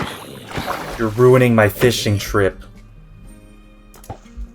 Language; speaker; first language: English; native; English